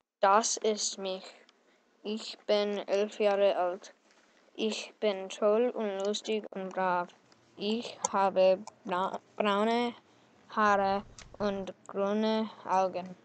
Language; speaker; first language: German; non-native, learner; English